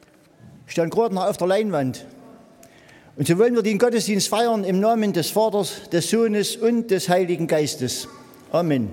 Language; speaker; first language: German; native; German